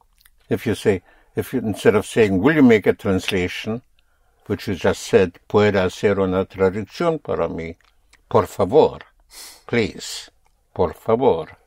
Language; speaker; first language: Spanish; non-native, fluent; English